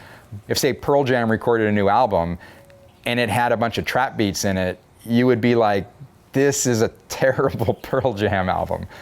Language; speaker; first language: English; native; English